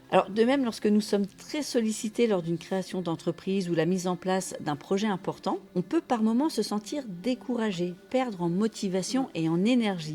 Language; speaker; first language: French; native; French